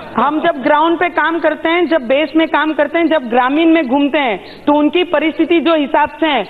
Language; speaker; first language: Hindi; non-native, local second language; Punjabi